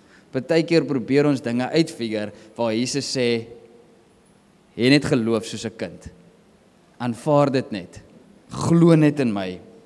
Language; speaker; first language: Afrikaans; native; Afrikaans